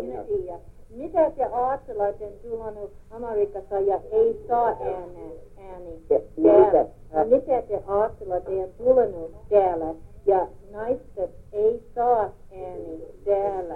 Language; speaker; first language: Finnish; early bilingual, heritage; English